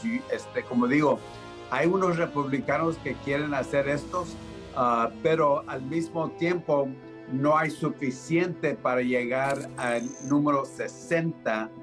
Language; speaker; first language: Spanish; early bilingual, heritage; Spanish